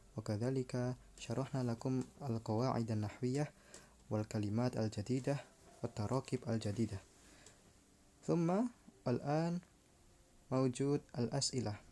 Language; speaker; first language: Arabic; non-native, learner; Indonesian